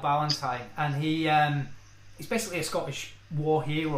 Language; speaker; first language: English; native; English